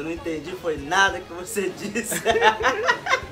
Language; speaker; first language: Portuguese; native; Portuguese